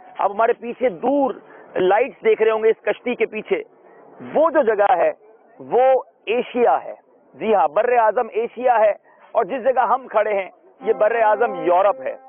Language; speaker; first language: Urdu; native; Urdu